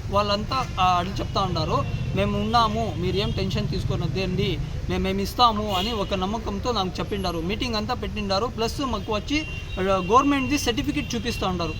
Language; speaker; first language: Telugu; non-native, local second language; Urdu